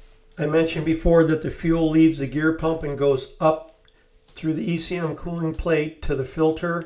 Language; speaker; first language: English; native; English